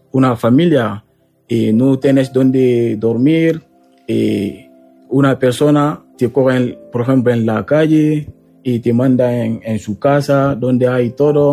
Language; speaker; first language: Spanish; non-native, learner; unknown